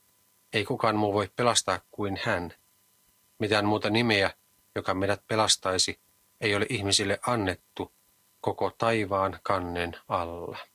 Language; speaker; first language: Finnish; native; Finnish